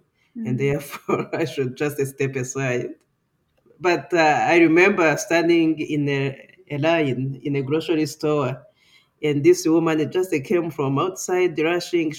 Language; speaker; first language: English; non-native, local second language; Kinyarwanda